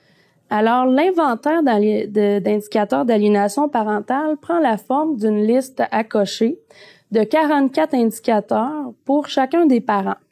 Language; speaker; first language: French; native; French